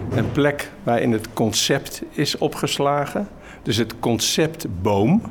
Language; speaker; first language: Dutch; native; Dutch